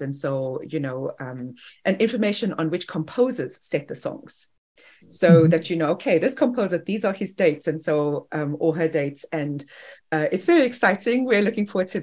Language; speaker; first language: English; native; English